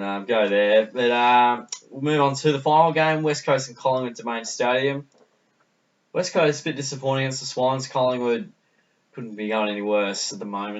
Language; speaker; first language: English; native; English